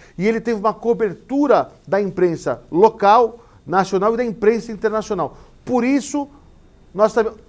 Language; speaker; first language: Portuguese; native; Portuguese